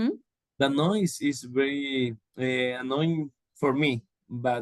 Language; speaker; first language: English; non-native, learner; Spanish